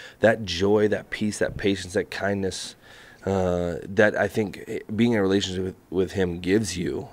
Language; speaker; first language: English; native; English